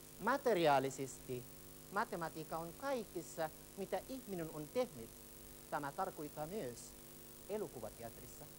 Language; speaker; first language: Finnish; non-native, fluent; Arabic